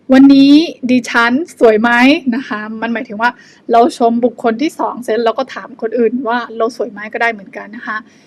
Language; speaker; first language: Thai; non-native, fluent; Burmese